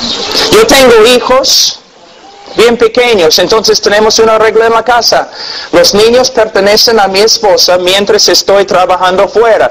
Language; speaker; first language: Spanish; non-native, fluent; English